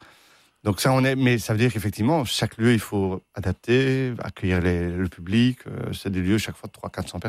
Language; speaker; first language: French; native; French